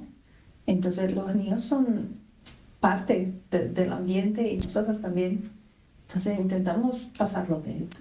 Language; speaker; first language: Spanish; non-native, fluent; Portuguese